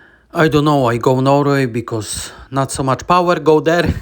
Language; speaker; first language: English; non-native, learner; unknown